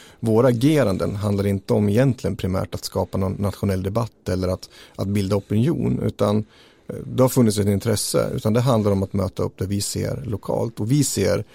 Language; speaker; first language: Swedish; native; Swedish